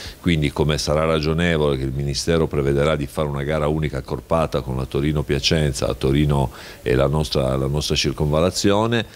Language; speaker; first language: Italian; native; Italian